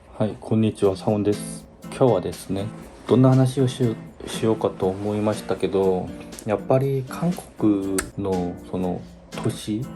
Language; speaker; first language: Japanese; non-native, fluent; Korean